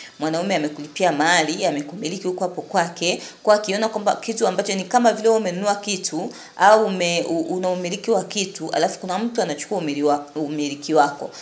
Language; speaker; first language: Swahili; native; Swahili